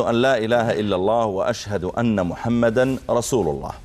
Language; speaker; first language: Arabic; native; Arabic